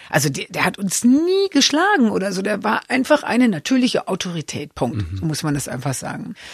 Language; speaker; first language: German; native; German